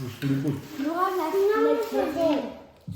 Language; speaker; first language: Korean; early bilingual, heritage; French